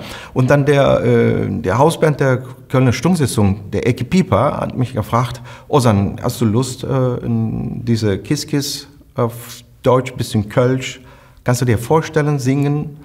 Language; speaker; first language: German; non-native, fluent; Turkish